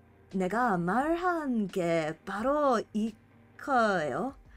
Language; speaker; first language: Korean; non-native, learner; English